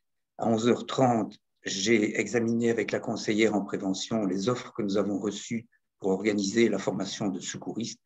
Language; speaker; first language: French; native; French